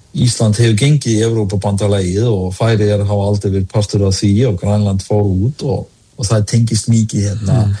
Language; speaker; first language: Icelandic; early bilingual, other home language; Danish